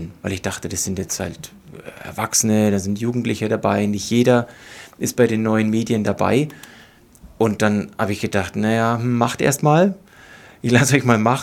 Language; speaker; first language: German; native; German